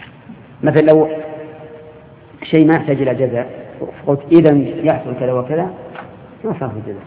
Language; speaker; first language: Arabic; native; Arabic